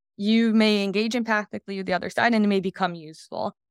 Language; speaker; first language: English; non-native, fluent; Portuguese